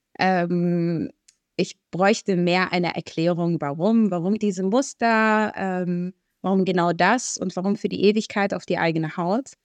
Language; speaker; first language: German; early bilingual, other home language; Arabic